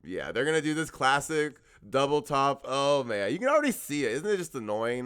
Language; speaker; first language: English; native; English